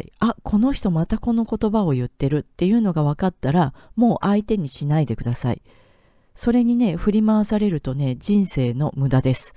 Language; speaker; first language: Japanese; native; Japanese